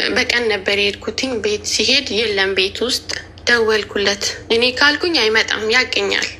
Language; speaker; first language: Amharic; native; Amharic